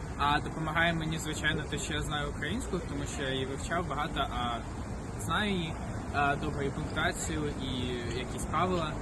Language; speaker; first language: Ukrainian; non-native, local second language; Russian